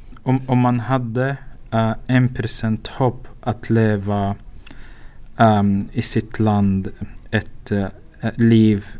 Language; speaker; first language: Swedish; non-native, fluent; Arabic